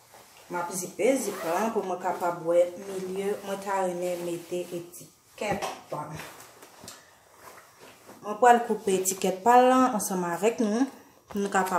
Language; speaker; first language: French; non-native, learner; Haitian Creole